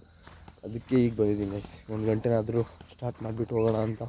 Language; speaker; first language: Kannada; native; Kannada